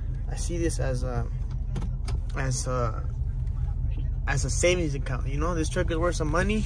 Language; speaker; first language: English; early bilingual, other home language; Spanish